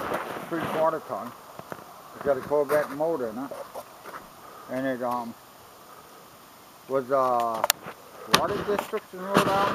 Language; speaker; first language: English; native; English